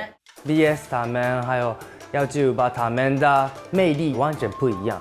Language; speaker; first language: Chinese; non-native, learner; Japanese